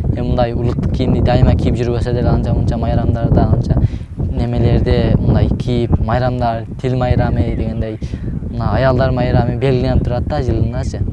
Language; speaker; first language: Kyrgyz; early bilingual, heritage; Kyrgyz